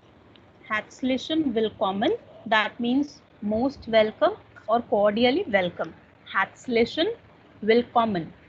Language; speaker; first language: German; non-native, fluent; Hindi